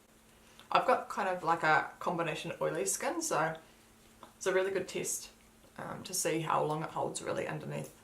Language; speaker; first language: English; native; English